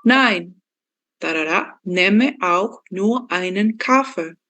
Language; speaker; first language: German; non-native, learner; Spanish